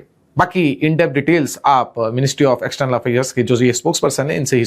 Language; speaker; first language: Hindi; native; Hindi